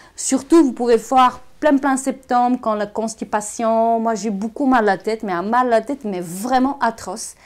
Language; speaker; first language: French; non-native, fluent; Bulgarian